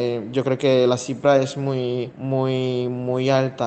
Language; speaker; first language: Spanish; non-native, fluent; Indonesian